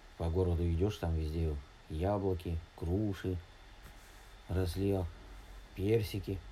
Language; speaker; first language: Russian; native; Russian